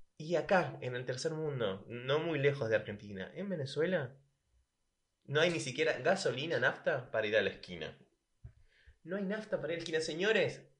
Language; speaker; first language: Spanish; native; Spanish